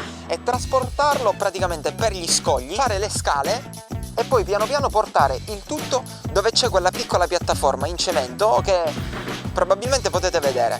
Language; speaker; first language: Italian; native; Italian